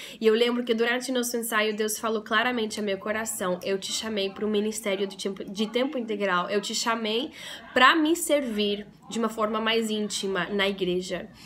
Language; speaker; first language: Portuguese; non-native, fluent; English